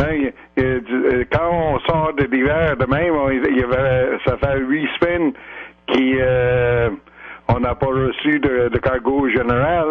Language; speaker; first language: French; native; French